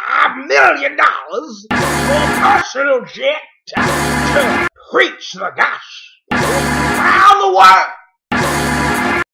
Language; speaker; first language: English; native; English